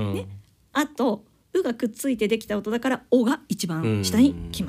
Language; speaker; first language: Japanese; native; Japanese